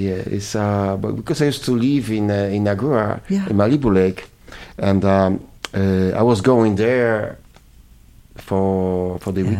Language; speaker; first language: English; non-native, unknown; Polish